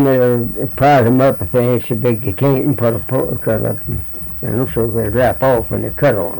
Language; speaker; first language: English; native; English